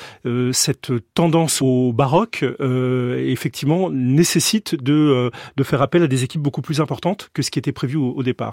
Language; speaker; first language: French; native; French